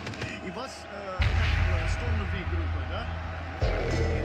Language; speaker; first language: Russian; non-native, learner; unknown